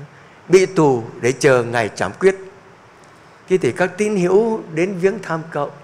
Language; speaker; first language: Vietnamese; native; Vietnamese